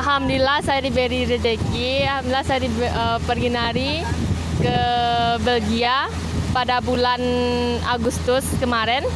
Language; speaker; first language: Indonesian; non-native, local second language; Minangkabau